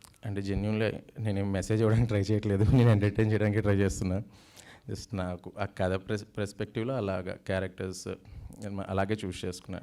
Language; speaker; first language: Telugu; native; Telugu